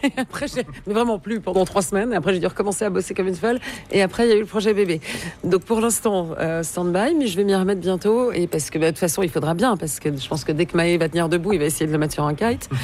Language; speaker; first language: French; native; French